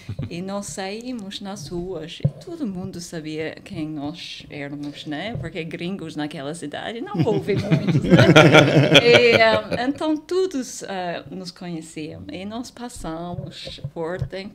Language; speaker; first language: Portuguese; non-native, fluent; English